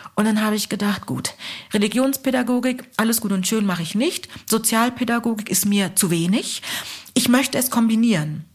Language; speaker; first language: German; early bilingual, other home language; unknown